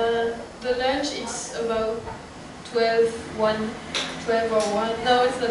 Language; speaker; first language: English; non-native, fluent; French